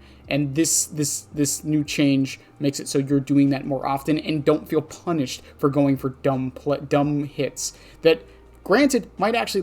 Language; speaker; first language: English; native; English